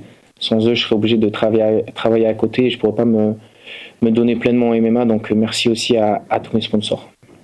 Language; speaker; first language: French; native; French